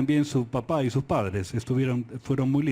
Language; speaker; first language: Spanish; native; Spanish